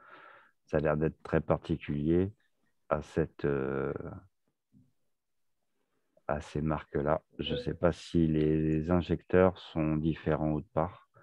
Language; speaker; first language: French; native; French